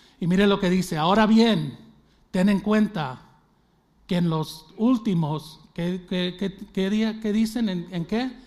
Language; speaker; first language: Spanish; early bilingual, heritage; Spanish